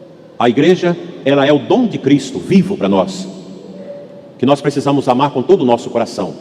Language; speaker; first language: Portuguese; native; Portuguese